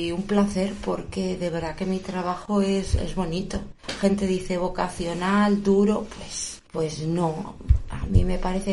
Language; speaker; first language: Spanish; native; Spanish